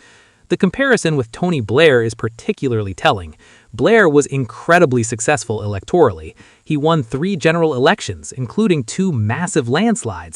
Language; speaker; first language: English; native; English